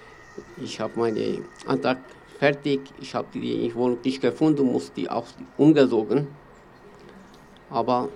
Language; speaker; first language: German; non-native, learner; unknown